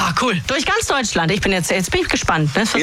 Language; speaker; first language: German; native; German